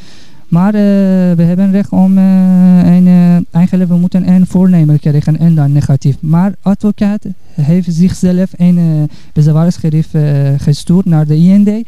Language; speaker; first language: Dutch; non-native, learner; Persian